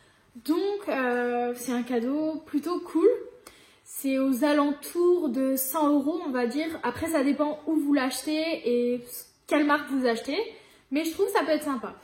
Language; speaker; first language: French; native; French